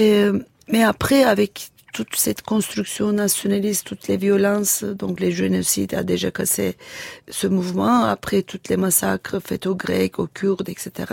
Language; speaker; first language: French; non-native, fluent; Turkish